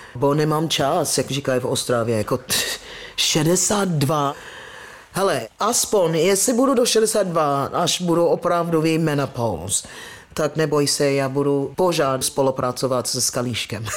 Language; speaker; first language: Czech; non-native, fluent; English